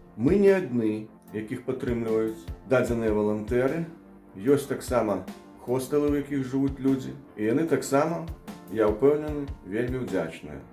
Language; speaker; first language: Belarusian; non-native, local second language; Russian